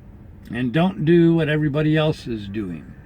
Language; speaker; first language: English; native; English